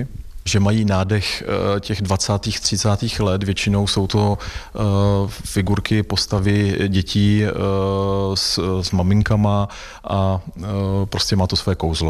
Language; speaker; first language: Czech; native; Czech